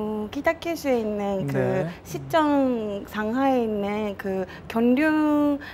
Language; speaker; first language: Korean; non-native, fluent; Japanese